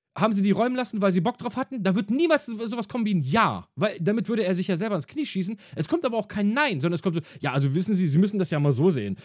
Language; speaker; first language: German; native; German